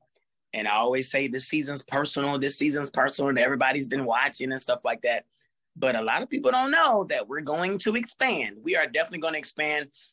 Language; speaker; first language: English; native; English